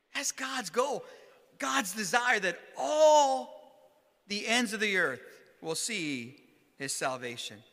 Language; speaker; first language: English; early bilingual, other home language; Spanish